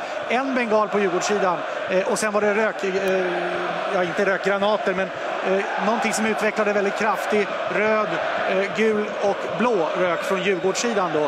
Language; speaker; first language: Swedish; native; Swedish